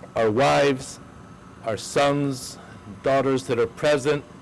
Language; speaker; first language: English; early bilingual, other home language; Spanish